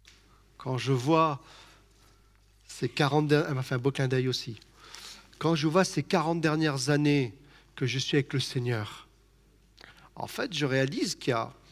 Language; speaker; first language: French; native; French